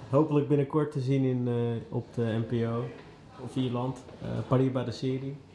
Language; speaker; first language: Dutch; native; Dutch